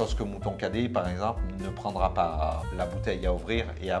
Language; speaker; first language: French; native; French